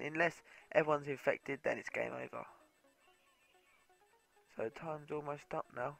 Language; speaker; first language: English; native; English